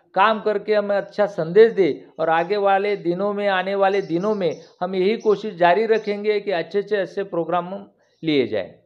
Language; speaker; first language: Hindi; non-native, local second language; Marathi